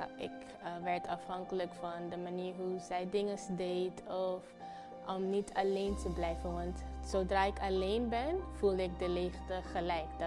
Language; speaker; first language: Dutch; non-native, local second language; Papiamento